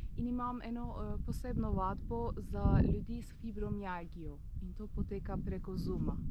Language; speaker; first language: Slovenian; non-native, fluent; Turkish